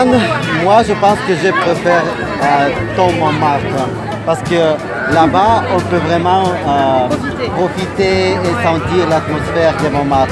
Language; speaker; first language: French; non-native, learner; Russian